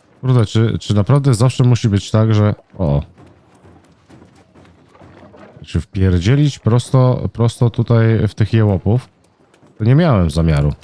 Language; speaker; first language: Polish; native; Polish